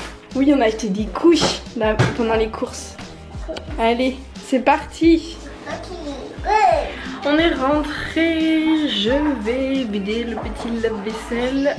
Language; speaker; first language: French; native; French